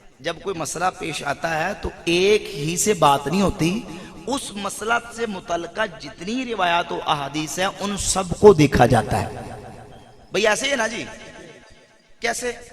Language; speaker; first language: Urdu; non-native, local second language; Punjabi